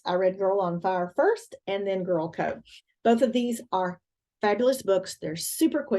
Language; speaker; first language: English; native; English